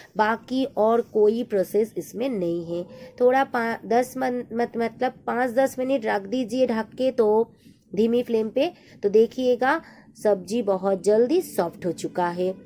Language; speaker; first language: Hindi; non-native, local second language; Bangla